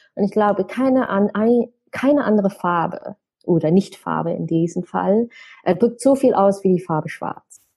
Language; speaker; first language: German; native; German